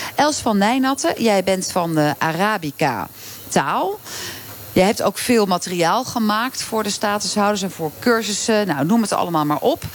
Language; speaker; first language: Dutch; native; Dutch